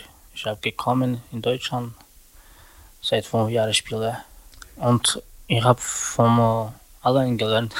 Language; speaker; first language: German; non-native, learner; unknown